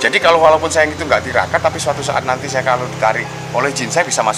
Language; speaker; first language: Indonesian; native; Indonesian